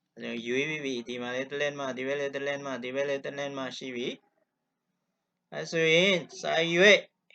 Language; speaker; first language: Burmese; non-native, local second language; Kachin